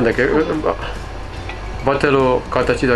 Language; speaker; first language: Japanese; non-native, fluent; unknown